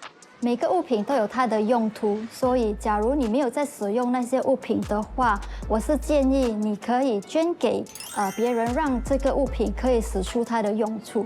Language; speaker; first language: Chinese; native; Chinese